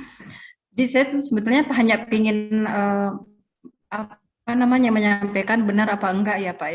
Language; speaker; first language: Indonesian; native; Indonesian